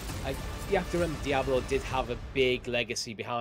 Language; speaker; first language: English; native; English